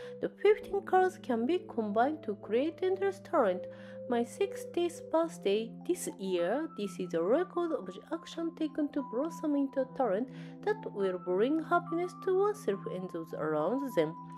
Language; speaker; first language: English; non-native, learner; Japanese